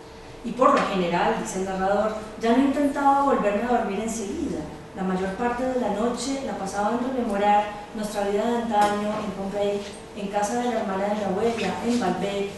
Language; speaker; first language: Spanish; native; Spanish